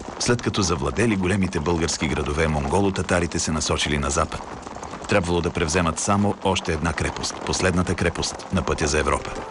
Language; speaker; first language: Bulgarian; native; Bulgarian